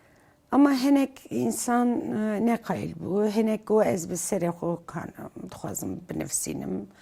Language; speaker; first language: Kurdish; non-native, local second language; Turkish